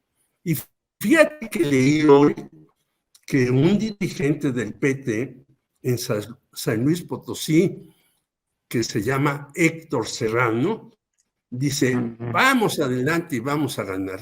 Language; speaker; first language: Spanish; native; Spanish